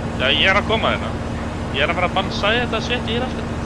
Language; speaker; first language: Icelandic; native; Icelandic